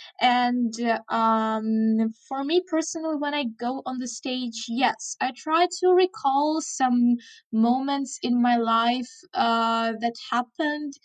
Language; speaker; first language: English; non-native, fluent; Ukrainian